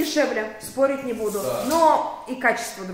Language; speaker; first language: Russian; native; Russian